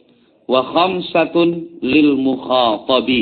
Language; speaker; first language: Arabic; non-native, fluent; Javanese